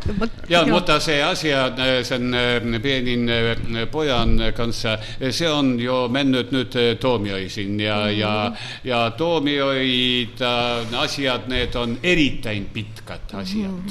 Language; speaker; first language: Finnish; non-native, learner; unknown